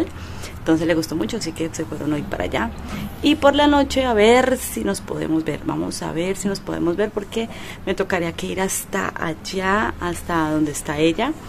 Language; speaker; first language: Spanish; native; Spanish